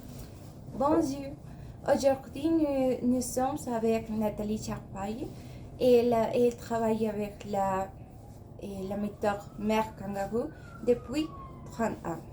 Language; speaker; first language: French; non-native, learner; Spanish